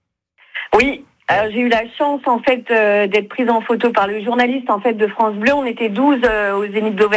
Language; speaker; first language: French; native; French